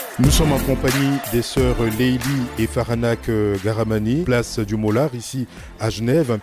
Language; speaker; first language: French; native; French